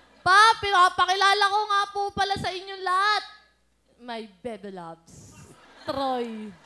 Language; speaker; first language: Filipino; native; Filipino